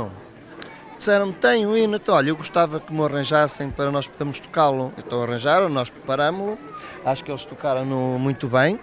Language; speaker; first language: Portuguese; non-native, fluent; Spanish